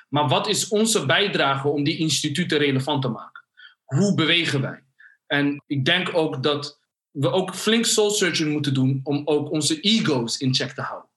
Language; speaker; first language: Dutch; early bilingual, other home language; Somali